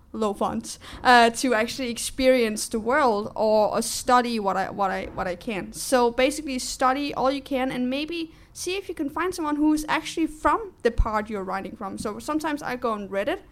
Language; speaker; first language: English; non-native, fluent; Danish